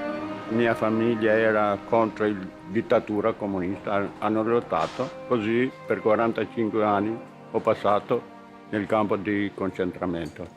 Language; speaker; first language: Italian; non-native, learner; Albanian